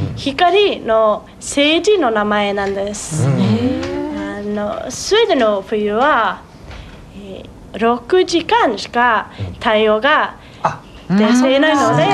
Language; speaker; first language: Japanese; non-native, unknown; Swedish